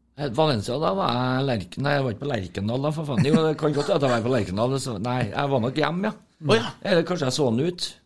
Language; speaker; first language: Norwegian; native; Norwegian